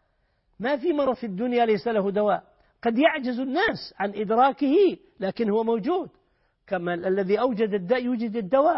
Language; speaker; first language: Arabic; native; Arabic